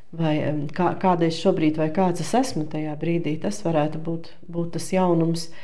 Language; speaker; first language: Latvian; native; Latvian